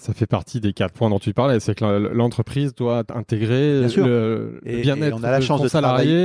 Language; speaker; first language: French; native; French